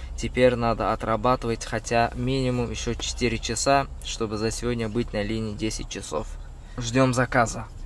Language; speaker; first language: Russian; non-native, fluent; Uzbek